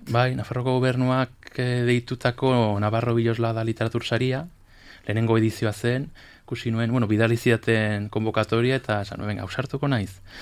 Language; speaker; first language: Basque; non-native, local second language; Spanish